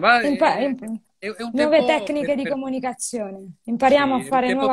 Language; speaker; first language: Italian; native; Italian